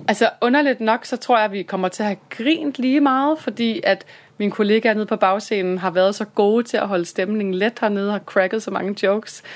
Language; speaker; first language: Danish; native; Danish